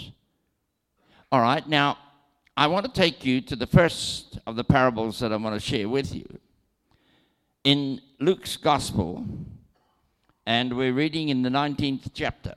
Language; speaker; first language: English; native; English